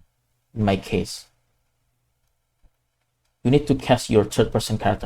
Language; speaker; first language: English; non-native, fluent; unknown